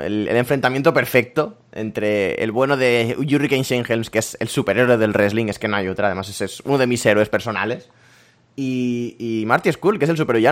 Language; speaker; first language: Spanish; native; Spanish